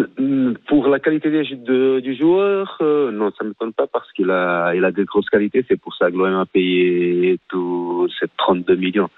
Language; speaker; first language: French; non-native, fluent; Portuguese